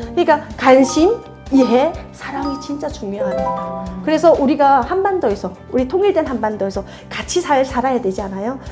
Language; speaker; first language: Korean; native; Korean